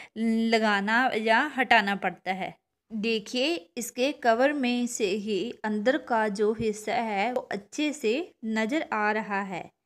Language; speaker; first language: Hindi; non-native, local second language; Punjabi